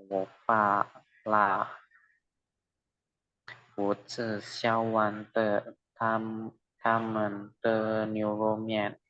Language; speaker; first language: Chinese; non-native, learner; Indonesian